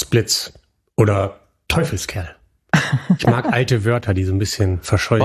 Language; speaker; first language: German; native; German